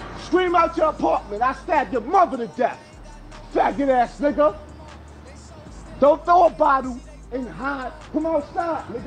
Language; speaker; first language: English; native; English